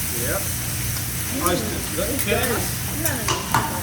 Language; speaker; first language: English; non-native, learner; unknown